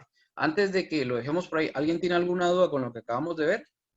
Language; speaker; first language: Spanish; native; Spanish